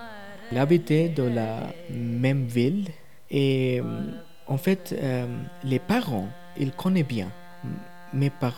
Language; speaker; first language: French; non-native, learner; Tamil